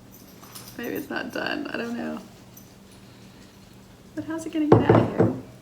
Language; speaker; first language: English; native; English